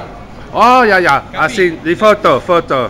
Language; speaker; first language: Italian; non-native, learner; Dutch